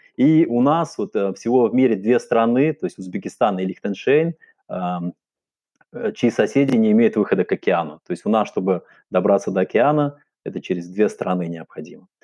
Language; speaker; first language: Russian; non-native, local second language; Uzbek